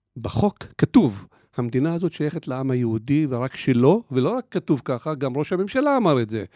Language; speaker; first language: Hebrew; non-native, local second language; Arabic